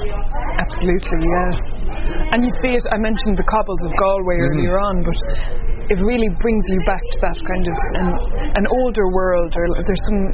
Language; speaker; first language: English; native; English